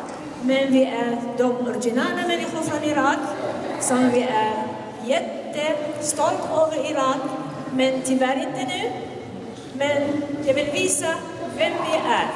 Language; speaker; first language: Swedish; non-native, fluent; Assyrian Neo-Aramaic